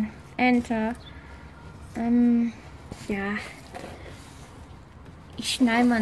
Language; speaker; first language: German; non-native, learner; Vietnamese